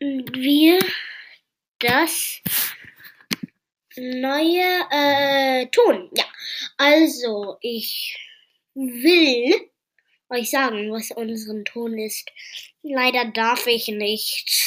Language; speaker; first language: German; non-native, learner; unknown